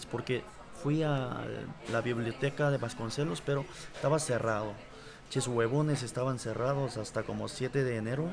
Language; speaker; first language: Spanish; non-native, fluent; Korean